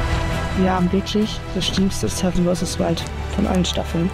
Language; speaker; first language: German; native; German